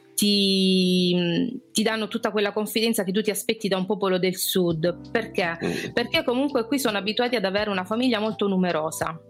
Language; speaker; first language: Italian; native; Italian